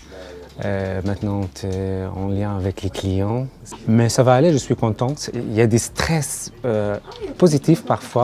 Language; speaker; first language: French; non-native, learner; Arabic